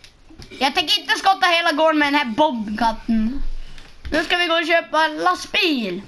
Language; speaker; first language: Swedish; native; Swedish